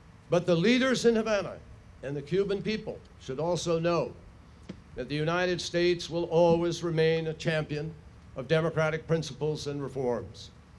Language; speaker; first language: English; native; English